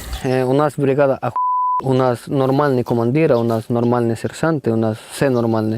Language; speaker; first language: Ukrainian; non-native, learner; Spanish